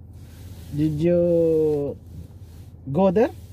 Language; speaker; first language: English; non-native, local second language; Filipino